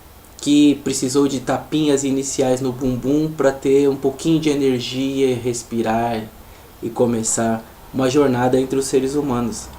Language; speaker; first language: Portuguese; native; Portuguese